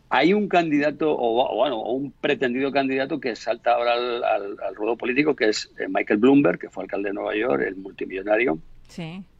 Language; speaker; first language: Spanish; native; Spanish